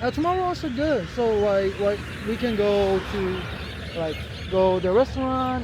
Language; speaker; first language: English; non-native, learner; Korean